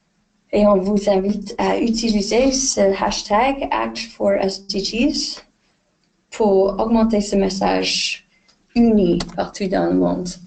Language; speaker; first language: French; non-native, fluent; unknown